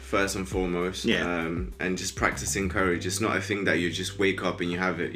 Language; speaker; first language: English; non-native, local second language; Shona